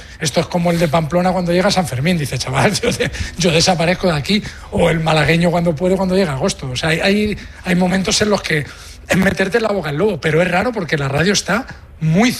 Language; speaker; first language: Spanish; native; Spanish